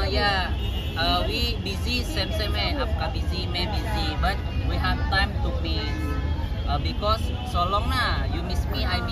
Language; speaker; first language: English; non-native, learner; Indonesian